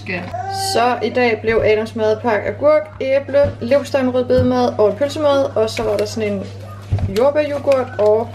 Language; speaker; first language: Danish; native; Danish